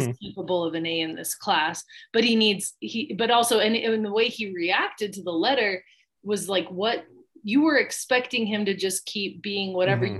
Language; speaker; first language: English; native; English